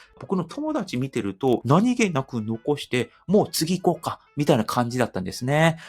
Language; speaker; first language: Japanese; non-native, fluent; Korean